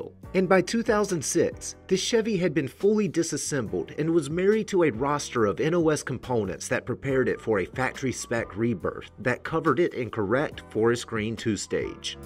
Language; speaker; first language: English; native; English